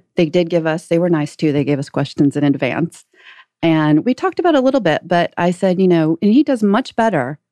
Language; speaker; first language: English; native; English